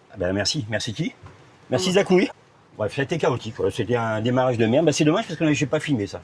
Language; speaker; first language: French; native; French